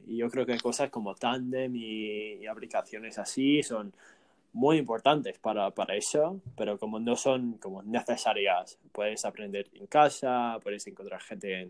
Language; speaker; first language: Spanish; non-native, fluent; English